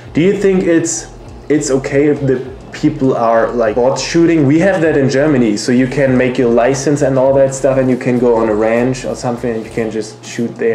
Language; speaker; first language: English; non-native, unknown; German